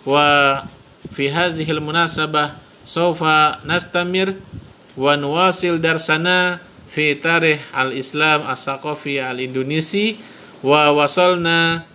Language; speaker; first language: Arabic; non-native, fluent; Indonesian